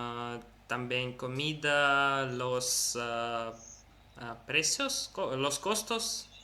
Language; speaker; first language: Spanish; non-native, fluent; Russian